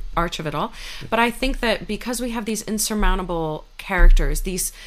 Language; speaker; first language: English; native; English